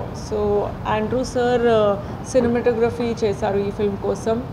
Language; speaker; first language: Telugu; non-native, learner; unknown